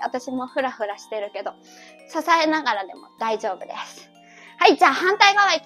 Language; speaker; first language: Japanese; native; Japanese